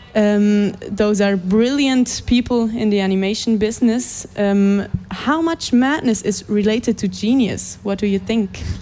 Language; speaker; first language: English; non-native, fluent; German